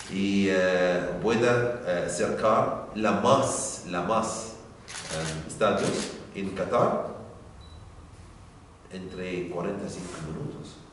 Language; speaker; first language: Spanish; non-native, learner; Arabic